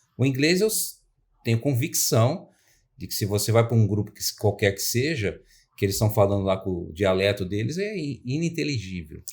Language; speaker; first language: Portuguese; native; Portuguese